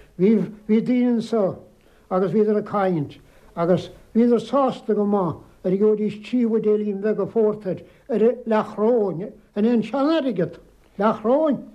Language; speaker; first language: Irish; native; Irish